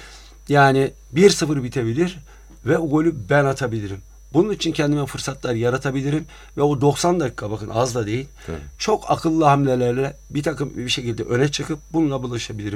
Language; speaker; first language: Turkish; native; Turkish